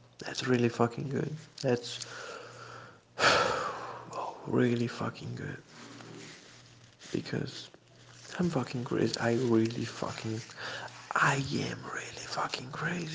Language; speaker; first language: English; non-native, fluent; Portuguese